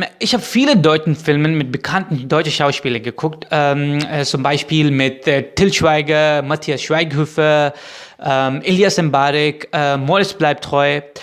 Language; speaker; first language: German; non-native, fluent; Urdu